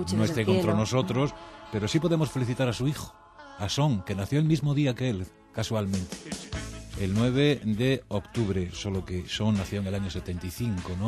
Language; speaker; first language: Spanish; native; Spanish